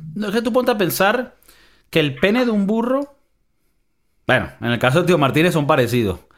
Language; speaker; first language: Spanish; native; Spanish